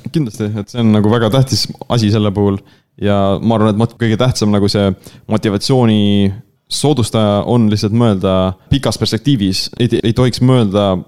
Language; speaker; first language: Estonian; native; Estonian